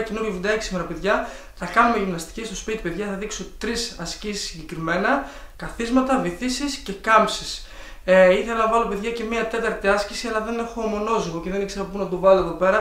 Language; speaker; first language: Greek; native; Greek